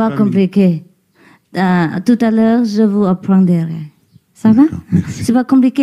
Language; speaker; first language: French; non-native, learner; Vietnamese